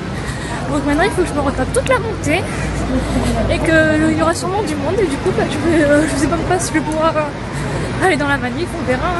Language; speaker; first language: French; native; French